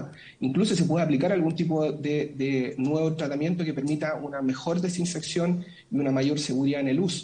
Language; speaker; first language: Spanish; native; Spanish